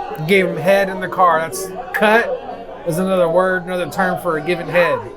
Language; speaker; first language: English; native; English